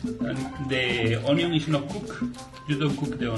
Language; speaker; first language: English; non-native, learner; Spanish